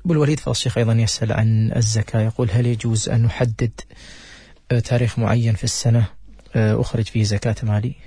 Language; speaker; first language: Arabic; native; Arabic